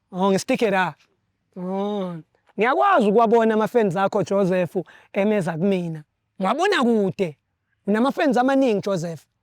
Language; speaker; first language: Zulu; native; Zulu